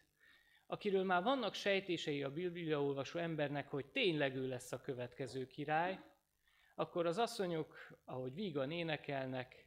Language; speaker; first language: Hungarian; native; Hungarian